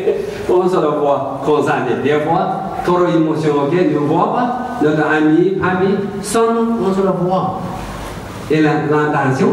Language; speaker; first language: French; non-native, learner; Tibetan